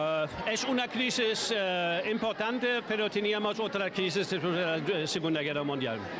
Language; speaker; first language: Spanish; non-native, fluent; German